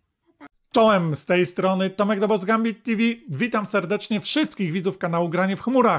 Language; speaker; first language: Polish; native; Polish